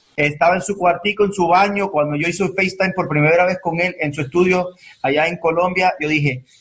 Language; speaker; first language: Spanish; early bilingual, heritage; Spanish